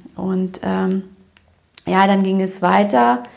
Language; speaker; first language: German; early bilingual, other home language; Romanian